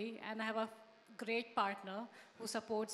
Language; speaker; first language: Telugu; non-native, fluent; Hindi